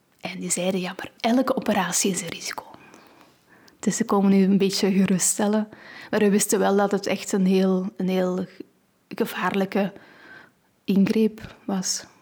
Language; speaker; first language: Dutch; native; Dutch